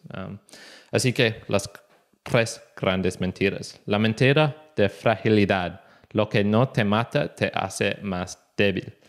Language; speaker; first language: Spanish; non-native, learner; English